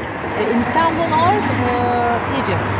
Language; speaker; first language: English; non-native, learner; Turkish